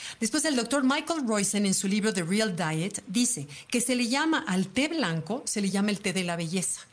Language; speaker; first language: Spanish; native; Spanish